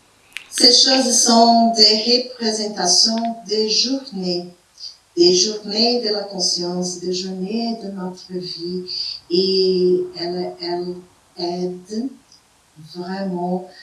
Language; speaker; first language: French; non-native, fluent; Portuguese